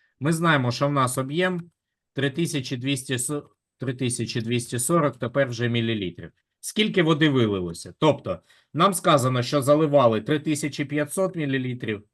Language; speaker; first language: Ukrainian; native; Ukrainian